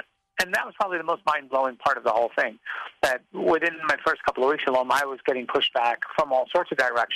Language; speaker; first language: English; native; English